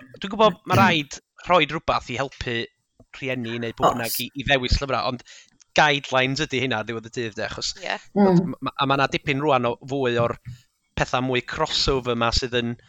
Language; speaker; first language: Welsh; native; Welsh